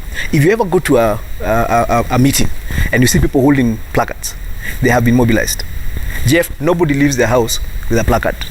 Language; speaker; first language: English; non-native, local second language; Kikuyu